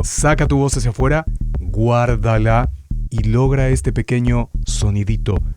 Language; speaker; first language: Spanish; native; Spanish